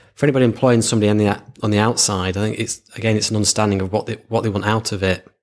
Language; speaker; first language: English; native; English